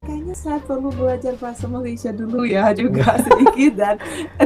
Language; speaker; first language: Indonesian; non-native, fluent; Russian